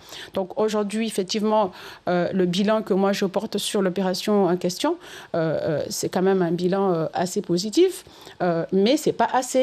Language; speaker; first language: French; non-native, local second language; Comorian